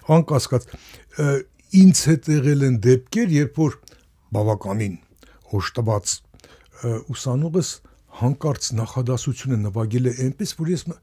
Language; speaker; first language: Armenian; native; Armenian